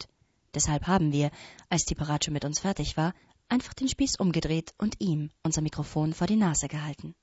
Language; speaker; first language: German; native; German